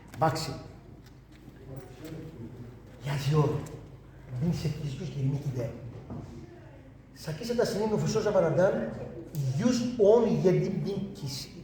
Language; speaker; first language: Turkish; non-native, learner; Greek